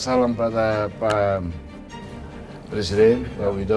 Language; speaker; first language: Indonesian; non-native, fluent; Tetum